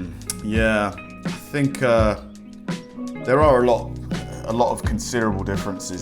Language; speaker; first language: English; native; English